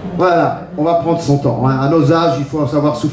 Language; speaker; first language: French; native; French